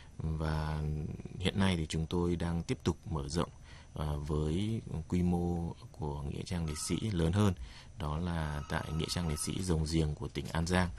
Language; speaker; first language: Vietnamese; native; Vietnamese